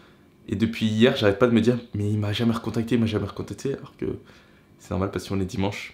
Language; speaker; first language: French; native; French